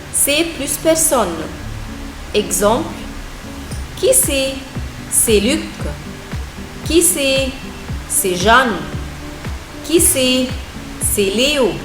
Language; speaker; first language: French; non-native, fluent; Arabic